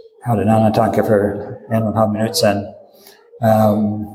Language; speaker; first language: Swedish; non-native, fluent; English